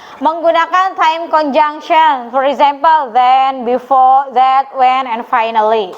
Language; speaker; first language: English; non-native, fluent; Indonesian